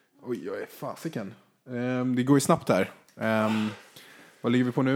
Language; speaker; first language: Swedish; native; Swedish